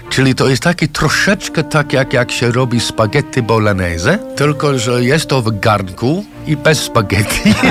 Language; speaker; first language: Polish; non-native, fluent; English